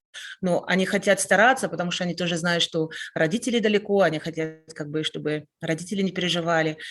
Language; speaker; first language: Russian; non-native, fluent; French